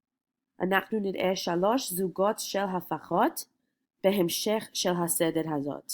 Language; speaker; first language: Hebrew; non-native, fluent; English